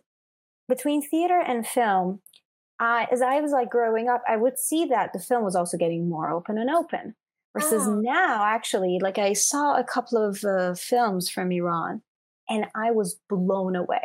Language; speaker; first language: English; non-native, fluent; Persian